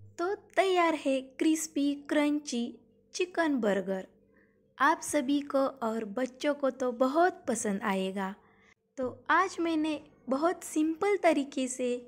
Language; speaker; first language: Hindi; non-native, local second language; Marathi